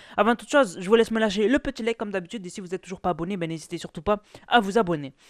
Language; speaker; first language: French; native; French